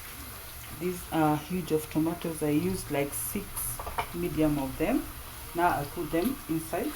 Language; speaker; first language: English; non-native, local second language; Swahili